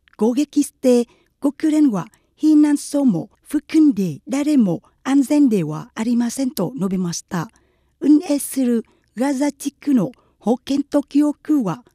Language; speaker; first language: Japanese; non-native, fluent; Vietnamese